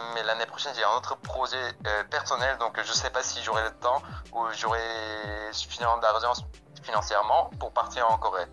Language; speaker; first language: French; non-native, fluent; Korean